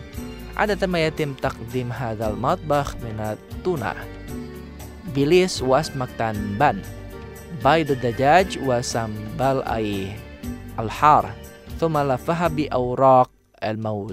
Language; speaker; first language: Arabic; non-native, fluent; Indonesian